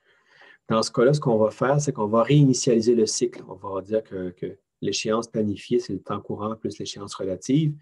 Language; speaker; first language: French; native; French